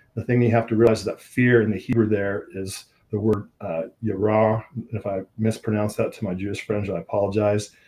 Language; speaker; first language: English; native; English